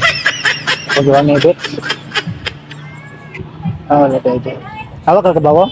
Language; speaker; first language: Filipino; non-native, local second language; Cebuano